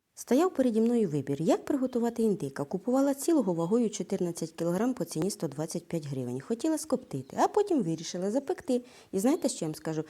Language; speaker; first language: Ukrainian; native; Ukrainian